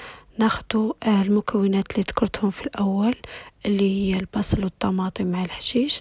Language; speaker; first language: Arabic; native; Arabic